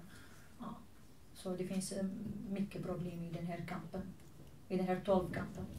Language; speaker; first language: Swedish; non-native, fluent; Arabic